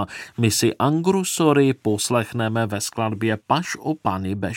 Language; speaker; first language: Czech; native; Czech